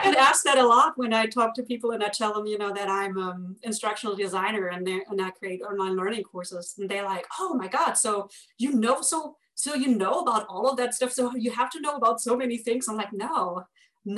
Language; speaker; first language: English; non-native, fluent; German